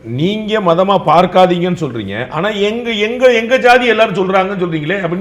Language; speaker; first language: Tamil; native; Tamil